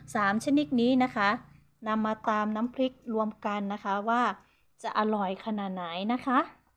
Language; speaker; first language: Thai; non-native, local second language; Karen languages